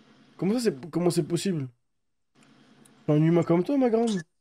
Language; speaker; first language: French; native; French